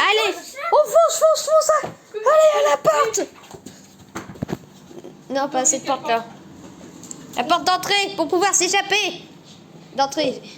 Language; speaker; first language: French; native; French